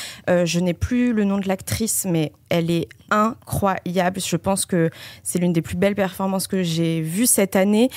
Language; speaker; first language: French; native; French